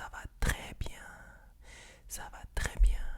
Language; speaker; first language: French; non-native, fluent; English